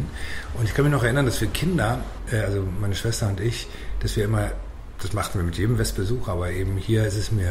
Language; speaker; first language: German; native; German